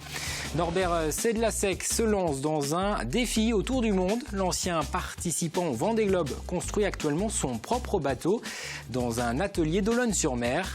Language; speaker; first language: French; native; French